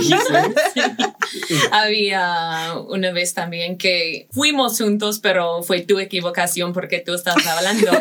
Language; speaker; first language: Spanish; non-native, fluent; English